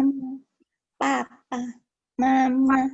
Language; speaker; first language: Chinese; non-native, learner; Indonesian